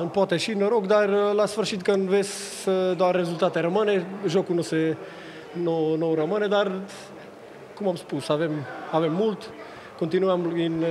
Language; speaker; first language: Romanian; non-native, learner; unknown